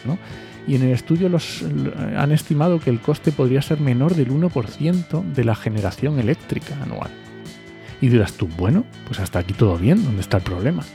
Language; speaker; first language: Spanish; native; Spanish